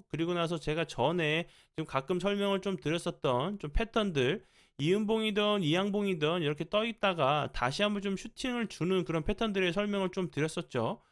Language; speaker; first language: Korean; native; Korean